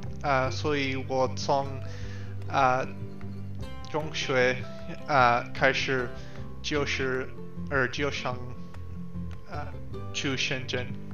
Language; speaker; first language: Chinese; non-native, learner; English